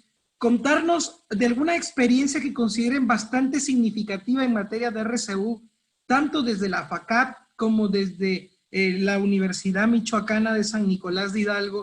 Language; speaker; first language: Spanish; native; Spanish